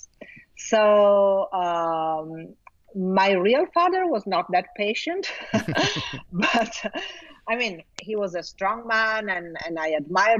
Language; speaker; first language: English; non-native, fluent; Italian